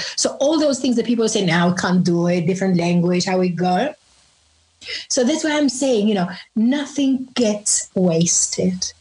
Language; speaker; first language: English; non-native, fluent; Albanian